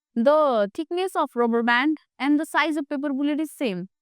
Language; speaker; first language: English; non-native, local second language; Nepali